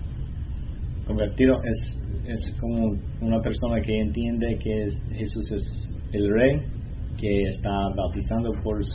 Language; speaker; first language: Spanish; non-native, learner; English